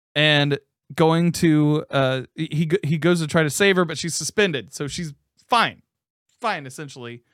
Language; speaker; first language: English; native; English